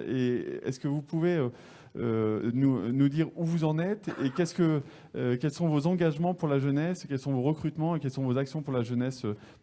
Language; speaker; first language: French; native; French